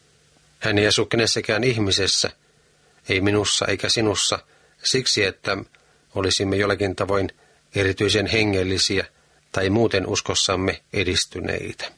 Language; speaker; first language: Finnish; native; Finnish